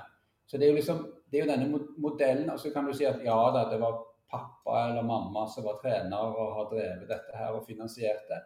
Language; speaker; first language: Norwegian; native; Norwegian